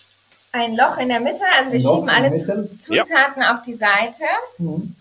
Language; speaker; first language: German; native; German